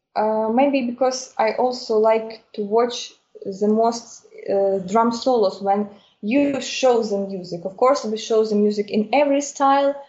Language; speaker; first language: English; non-native, fluent; Ukrainian